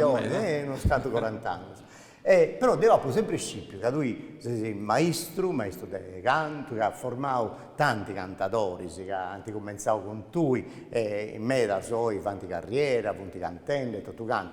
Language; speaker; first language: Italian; non-native, local second language; Sardinian